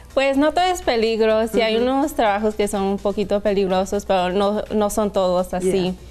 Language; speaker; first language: Spanish; early bilingual, heritage; Spanish